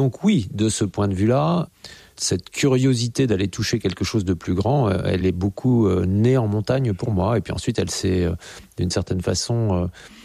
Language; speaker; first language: French; native; French